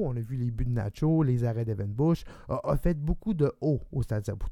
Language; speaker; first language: French; native; French